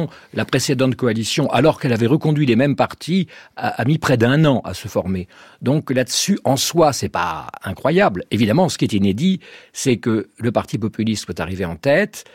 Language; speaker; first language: French; native; French